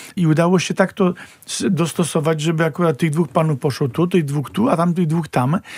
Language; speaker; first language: Polish; native; Polish